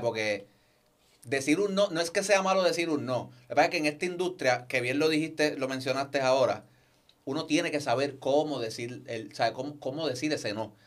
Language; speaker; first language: Spanish; native; Spanish